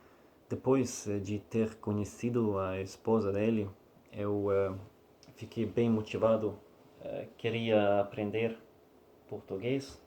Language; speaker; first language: Portuguese; non-native, learner; Russian